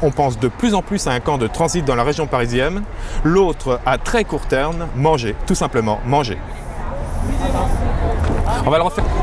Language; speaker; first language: French; native; French